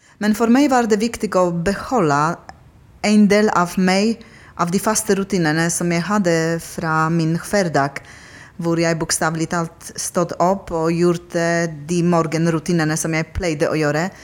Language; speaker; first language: Norwegian; non-native, fluent; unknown